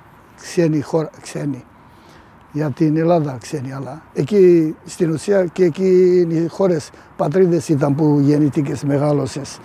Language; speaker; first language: Greek; early bilingual, heritage; Greek